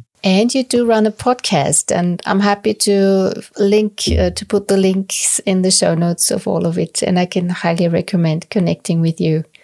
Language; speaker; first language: English; non-native, fluent; German